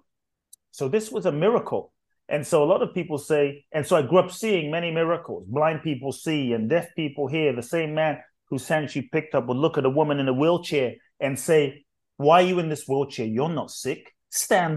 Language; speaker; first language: English; native; English